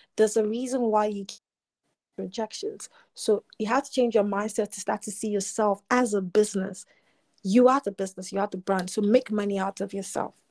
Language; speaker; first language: English; non-native, local second language; Akan